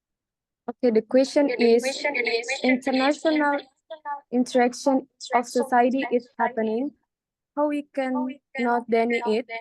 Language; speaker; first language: English; non-native, learner; Indonesian